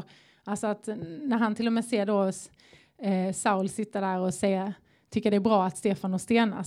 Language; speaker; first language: Swedish; native; Swedish